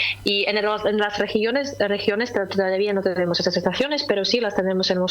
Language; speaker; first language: Spanish; non-native, fluent; Russian